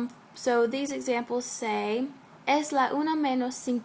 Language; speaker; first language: Spanish; non-native, learner; English